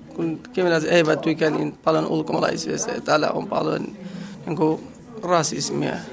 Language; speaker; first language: Finnish; non-native, learner; Arabic